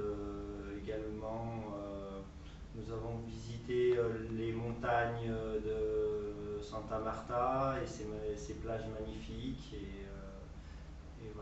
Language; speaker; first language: French; native; French